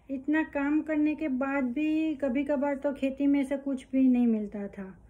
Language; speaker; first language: Hindi; non-native, local second language; Gujarati